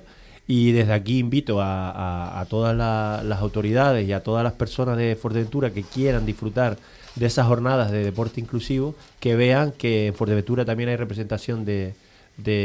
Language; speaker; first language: Spanish; native; Spanish